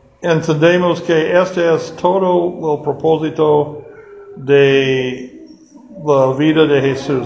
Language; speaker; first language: Spanish; non-native, fluent; English